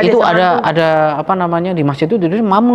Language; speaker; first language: Indonesian; native; Indonesian